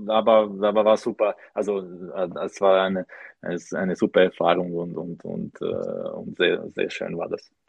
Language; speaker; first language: German; non-native, learner; Slovak